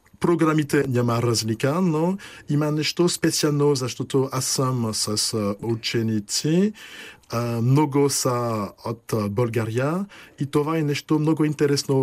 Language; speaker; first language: Bulgarian; non-native, learner; French